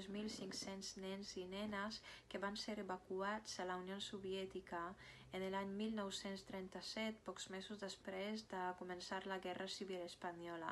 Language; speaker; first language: Catalan; non-native, fluent; Russian